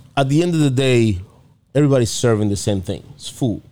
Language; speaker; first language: English; non-native, fluent; Spanish